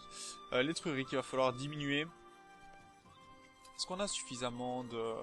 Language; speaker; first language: French; native; French